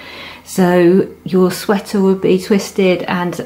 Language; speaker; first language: English; native; English